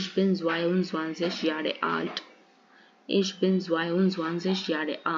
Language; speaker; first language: German; non-native, learner; Urdu